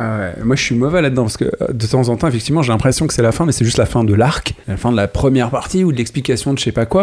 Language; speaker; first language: French; native; French